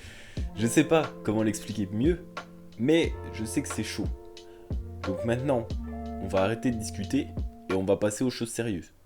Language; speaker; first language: French; native; French